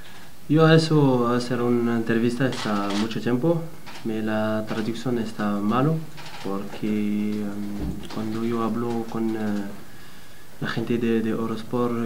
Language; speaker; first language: Spanish; non-native, learner; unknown